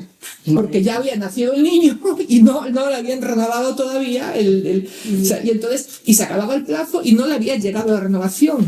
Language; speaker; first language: Spanish; native; Spanish